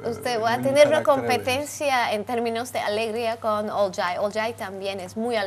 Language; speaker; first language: Spanish; non-native, fluent; Turkish